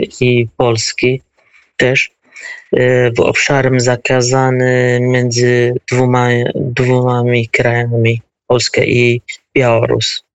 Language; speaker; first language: Polish; non-native, learner; Kurdish